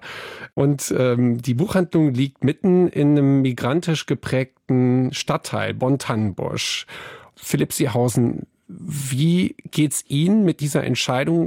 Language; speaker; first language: German; native; German